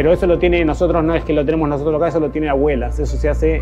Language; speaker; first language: Spanish; native; Spanish